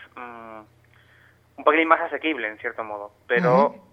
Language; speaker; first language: Spanish; native; Spanish